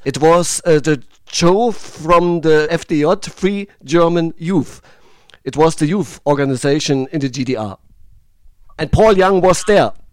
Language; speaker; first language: English; non-native, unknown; German